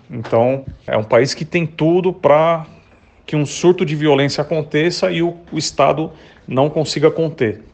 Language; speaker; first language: Portuguese; native; Portuguese